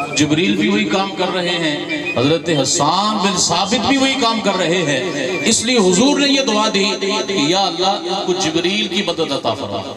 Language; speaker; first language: Urdu; non-native, local second language; Punjabi